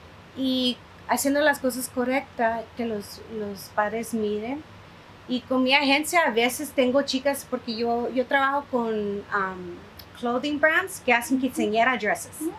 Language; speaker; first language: Spanish; early bilingual, heritage; Spanish